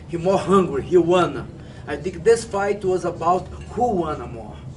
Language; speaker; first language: English; non-native, fluent; Portuguese